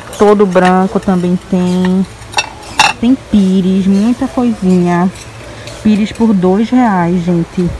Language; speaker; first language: Portuguese; native; Portuguese